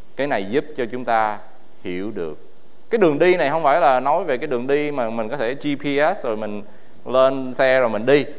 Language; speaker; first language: Vietnamese; early bilingual, heritage; Vietnamese